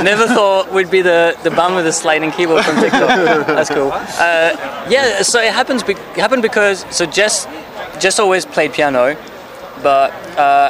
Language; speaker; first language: English; non-native, fluent; French